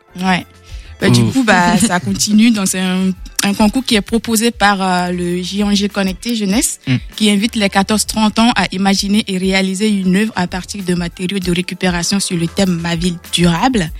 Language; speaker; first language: French; native; French